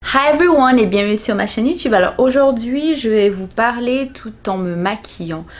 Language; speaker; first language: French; native; French